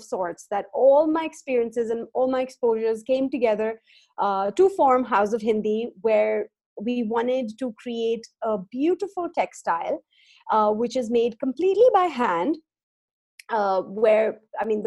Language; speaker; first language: English; non-native, local second language; Hindi